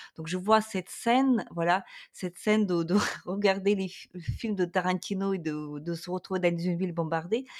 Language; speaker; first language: French; non-native, fluent; Ukrainian